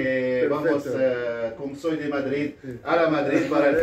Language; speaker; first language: Spanish; non-native, learner; Arabic